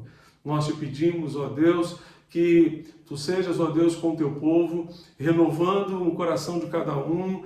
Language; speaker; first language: Portuguese; native; Portuguese